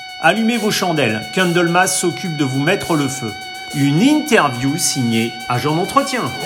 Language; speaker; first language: French; native; French